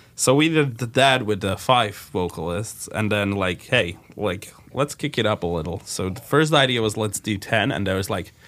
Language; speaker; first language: English; non-native, fluent; Slovak